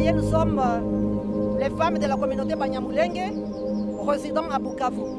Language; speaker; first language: French; non-native, local second language; Kinyarwanda